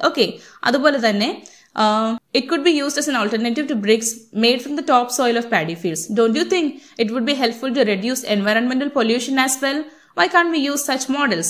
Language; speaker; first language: English; non-native, local second language; Malayalam